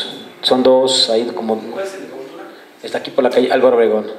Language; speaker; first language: Spanish; native; Spanish